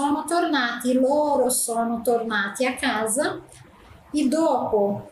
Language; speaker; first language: Italian; non-native, fluent; Portuguese